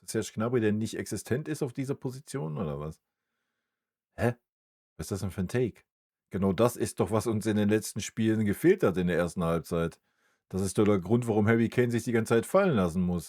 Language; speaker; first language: German; native; German